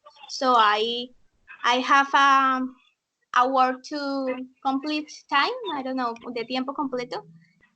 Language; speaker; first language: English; non-native, learner; Spanish